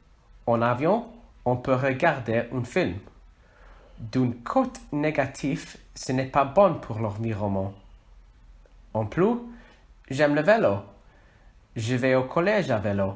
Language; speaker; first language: French; non-native, learner; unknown